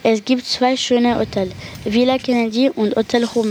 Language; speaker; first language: German; non-native, learner; French